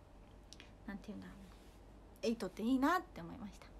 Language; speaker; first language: Japanese; native; Japanese